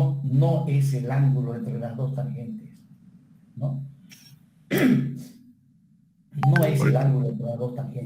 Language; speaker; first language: Spanish; native; Spanish